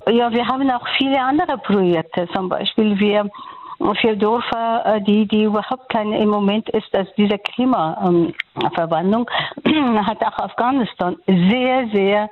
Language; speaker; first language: German; non-native, learner; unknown